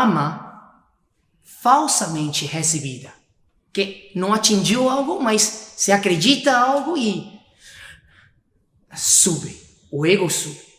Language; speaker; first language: Portuguese; non-native, fluent; Spanish